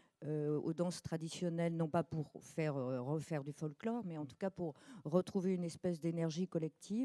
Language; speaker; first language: French; native; French